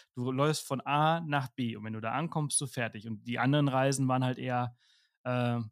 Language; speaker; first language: German; non-native, fluent; Spanish